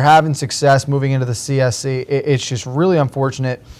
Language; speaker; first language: English; native; English